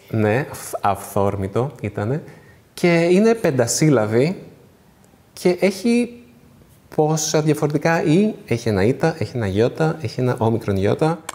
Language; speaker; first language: Greek; native; Greek